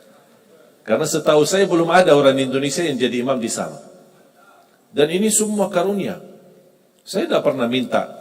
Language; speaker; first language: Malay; non-native, fluent; Arabic